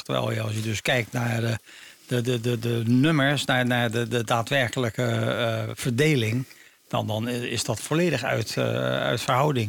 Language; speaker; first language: Dutch; native; Dutch